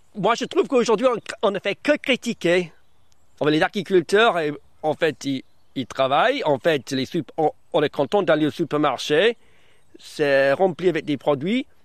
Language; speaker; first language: French; early bilingual, other home language; English